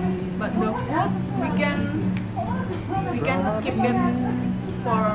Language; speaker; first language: English; non-native, learner; Indonesian